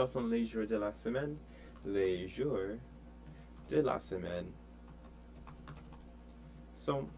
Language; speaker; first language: French; non-native, fluent; English